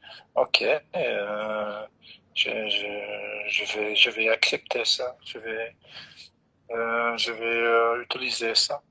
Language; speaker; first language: French; non-native, local second language; Dutch